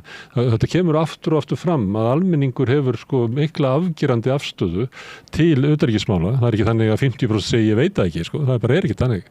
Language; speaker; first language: Icelandic; native; Icelandic